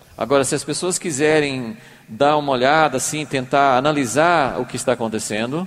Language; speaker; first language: Portuguese; native; Portuguese